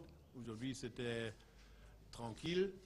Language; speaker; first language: French; non-native, fluent; German